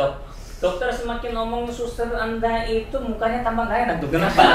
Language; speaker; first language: Indonesian; native; Indonesian